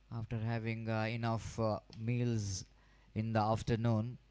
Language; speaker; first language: English; non-native, local second language; Kannada